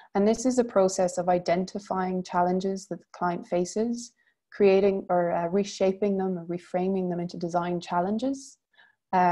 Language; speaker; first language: English; native; English